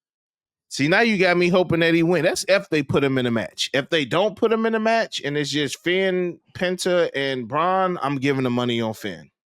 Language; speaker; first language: English; native; English